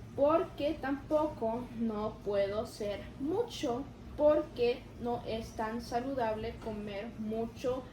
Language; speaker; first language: Spanish; early bilingual, other home language; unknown